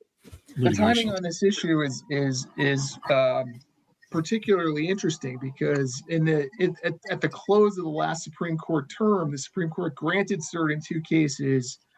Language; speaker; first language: English; native; English